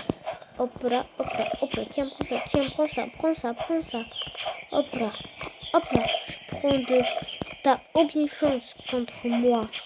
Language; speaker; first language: French; non-native, fluent; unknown